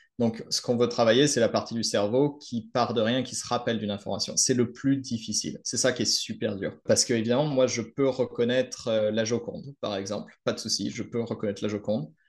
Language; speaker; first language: French; native; French